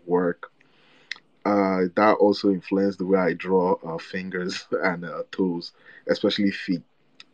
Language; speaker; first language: English; non-native, local second language; Igbo